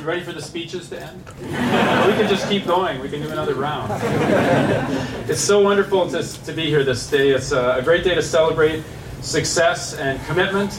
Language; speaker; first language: English; native; English